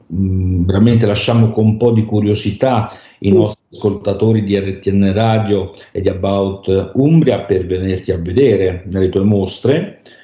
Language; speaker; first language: Italian; native; Italian